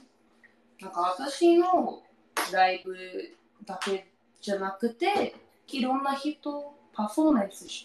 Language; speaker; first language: Japanese; non-native, learner; English